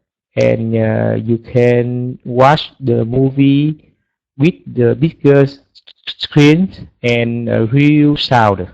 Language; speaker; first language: English; non-native, learner; Vietnamese